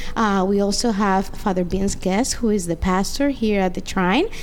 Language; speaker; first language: English; non-native, fluent; Spanish